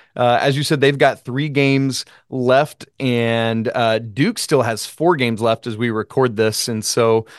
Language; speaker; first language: English; native; English